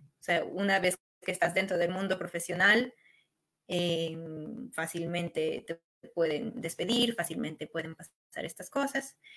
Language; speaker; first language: Spanish; native; Spanish